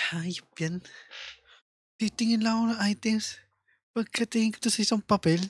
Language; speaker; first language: Filipino; native; Filipino